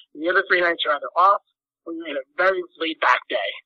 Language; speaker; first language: English; native; English